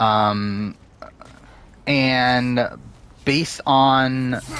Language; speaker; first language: English; native; English